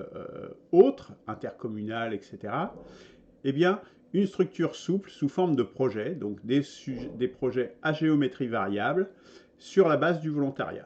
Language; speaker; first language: French; native; French